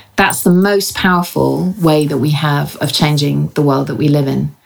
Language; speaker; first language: English; native; English